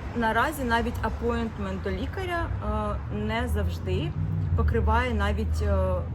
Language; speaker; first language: Ukrainian; non-native, local second language; Russian